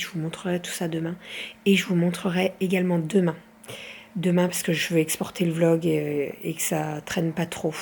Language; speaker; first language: French; native; French